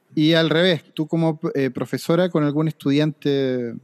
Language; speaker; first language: Spanish; native; Spanish